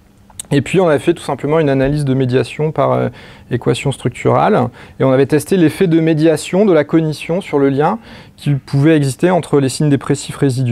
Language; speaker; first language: French; native; French